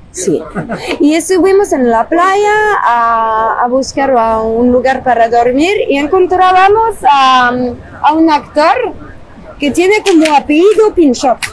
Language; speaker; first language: Spanish; non-native, fluent; French